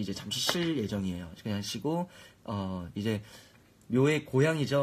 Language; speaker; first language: Korean; native; Korean